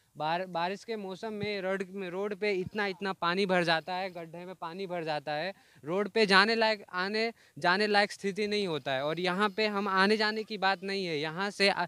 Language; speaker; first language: Hindi; native; Hindi